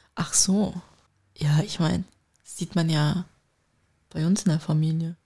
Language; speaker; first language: German; early bilingual, other home language; Turkish